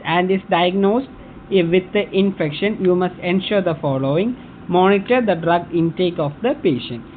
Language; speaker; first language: English; non-native, local second language; Malayalam